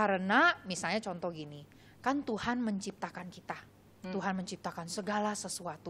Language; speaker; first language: Indonesian; native; Indonesian